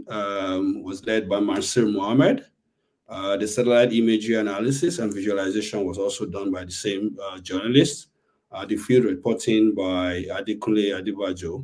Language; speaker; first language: English; non-native, local second language; Yoruba